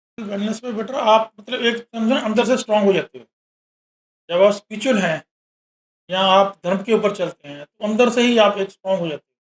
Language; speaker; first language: Hindi; native; Hindi